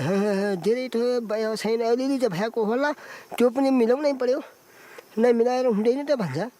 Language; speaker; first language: Nepali; non-native, local second language; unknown